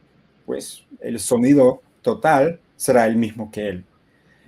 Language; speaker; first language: Spanish; non-native, fluent; English